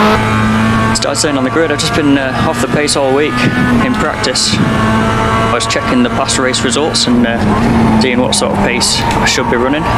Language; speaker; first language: English; native; English